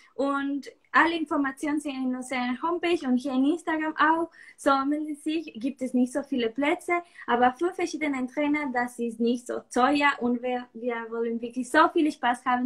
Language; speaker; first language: German; non-native, learner; Spanish